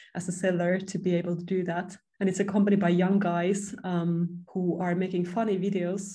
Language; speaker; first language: English; non-native, fluent; Finnish